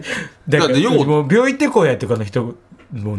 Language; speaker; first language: Japanese; native; Japanese